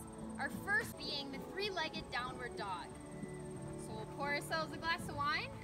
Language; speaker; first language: English; native; English